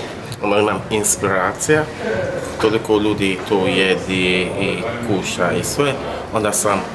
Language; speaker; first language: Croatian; non-native, learner; Yoruba